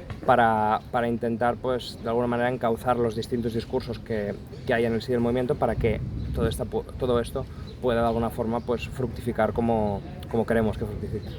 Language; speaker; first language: Spanish; non-native, local second language; Catalan